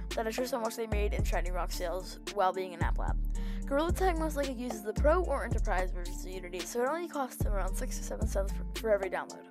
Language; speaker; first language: English; native; English